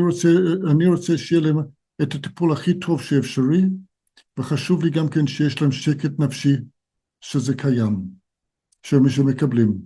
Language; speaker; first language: Hebrew; non-native, fluent; English